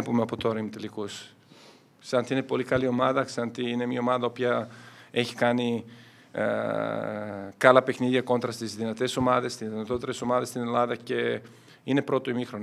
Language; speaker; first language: Greek; non-native, fluent; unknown